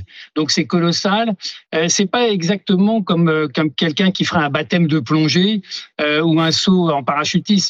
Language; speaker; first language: French; native; French